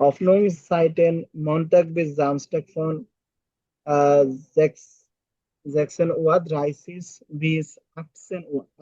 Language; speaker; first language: German; non-native, learner; Bangla